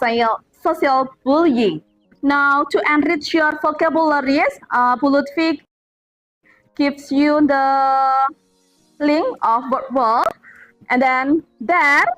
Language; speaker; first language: English; non-native, fluent; Indonesian